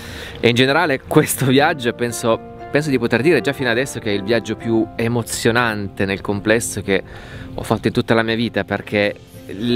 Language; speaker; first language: Italian; native; Italian